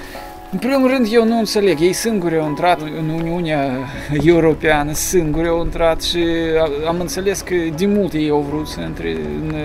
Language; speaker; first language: Romanian; non-native, local second language; Russian